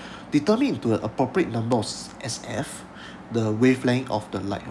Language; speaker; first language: English; non-native, local second language; Chinese